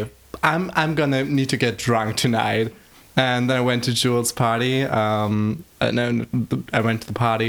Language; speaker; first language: English; non-native, fluent; German